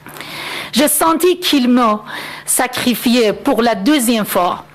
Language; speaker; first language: French; non-native, fluent; Persian